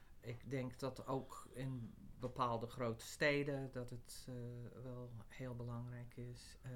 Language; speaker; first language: Dutch; non-native, fluent; English